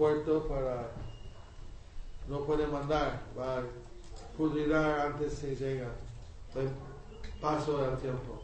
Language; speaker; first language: Spanish; non-native, learner; English